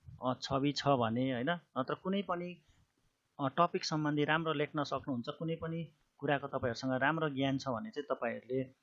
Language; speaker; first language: Nepali; native; Nepali